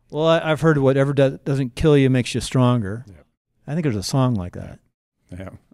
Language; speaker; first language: English; native; English